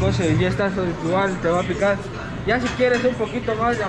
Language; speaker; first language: Spanish; native; Spanish